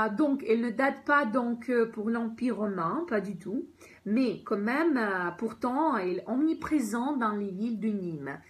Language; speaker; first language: French; non-native, fluent; Ukrainian